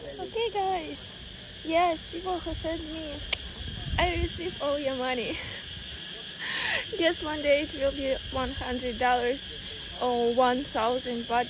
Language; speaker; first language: English; non-native, learner; Russian